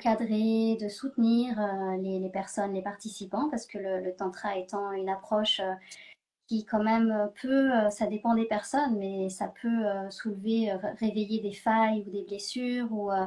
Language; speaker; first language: French; native; French